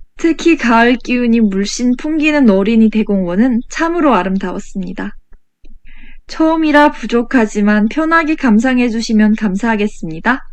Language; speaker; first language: Korean; non-native, fluent; Chinese